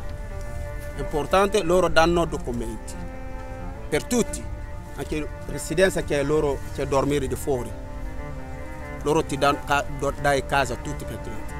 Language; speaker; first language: Italian; non-native, learner; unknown